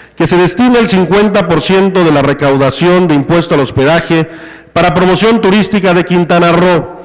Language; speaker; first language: Spanish; native; Spanish